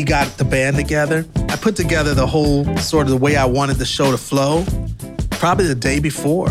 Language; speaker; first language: English; native; English